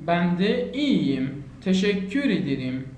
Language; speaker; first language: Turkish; non-native, fluent; Persian